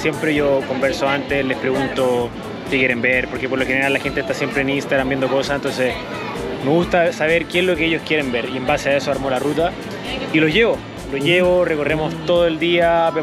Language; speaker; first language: Spanish; native; Spanish